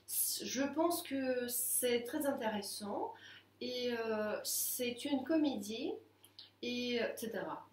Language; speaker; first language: French; non-native, fluent; Russian